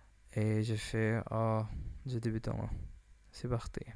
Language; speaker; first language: French; non-native, learner; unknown